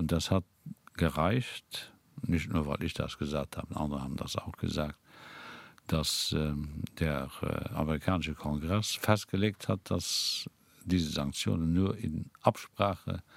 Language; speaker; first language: German; non-native, local second language; Luxembourgish